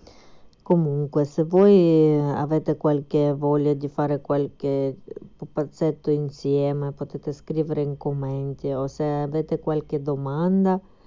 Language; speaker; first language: Italian; non-native, fluent; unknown